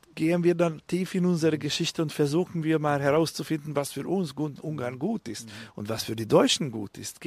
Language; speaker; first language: German; non-native, fluent; Hungarian